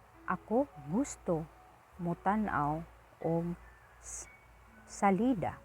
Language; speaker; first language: Cebuano; non-native, learner; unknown